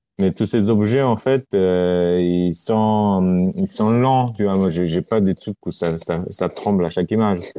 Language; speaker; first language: French; non-native, fluent; Romanian